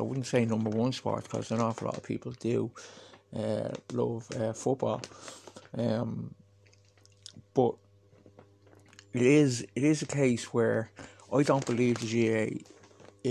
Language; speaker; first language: English; native; English